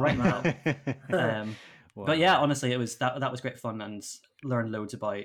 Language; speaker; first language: English; native; English